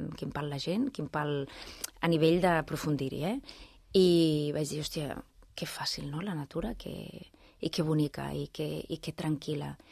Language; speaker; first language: Catalan; non-native, local second language; Spanish